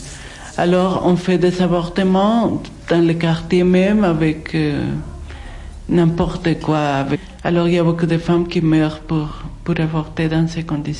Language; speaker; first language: French; non-native, fluent; Spanish